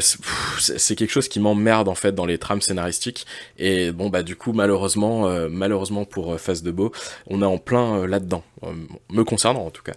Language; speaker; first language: French; native; French